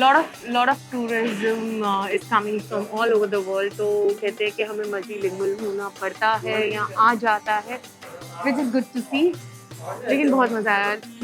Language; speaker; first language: Hindi; native; Hindi